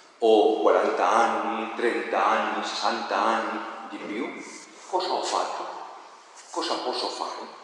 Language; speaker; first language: Italian; non-native, fluent; Spanish